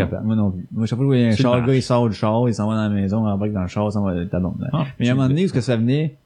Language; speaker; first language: French; native; French